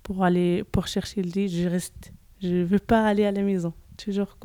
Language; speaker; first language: French; non-native, learner; Arabic